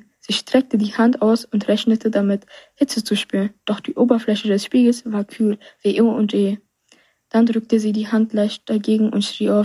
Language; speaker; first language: German; native; German